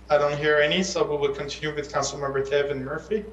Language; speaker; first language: English; early bilingual, other home language; Persian